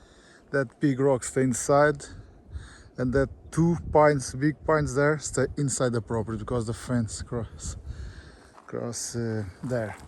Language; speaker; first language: English; non-native, learner; Portuguese